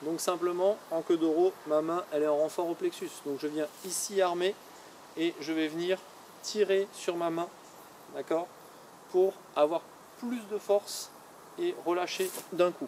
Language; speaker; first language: French; native; French